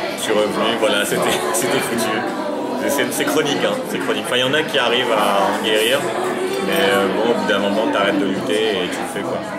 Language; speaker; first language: French; early bilingual, other home language; Arabic